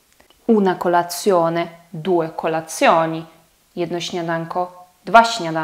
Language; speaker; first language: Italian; non-native, fluent; Polish